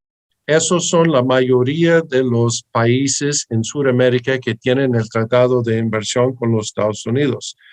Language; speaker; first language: Spanish; early bilingual, heritage; English